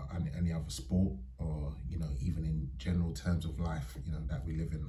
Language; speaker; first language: English; native; English